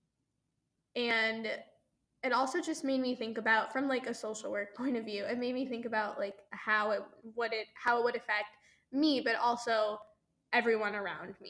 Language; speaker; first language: English; native; English